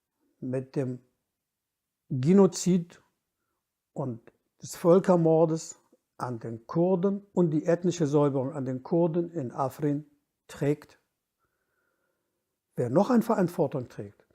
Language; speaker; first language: German; non-native, fluent; Kurdish